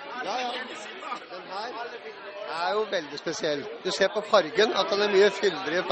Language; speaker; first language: Norwegian; native; Norwegian